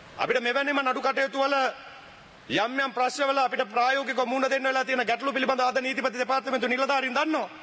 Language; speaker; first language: Sinhala; native; Sinhala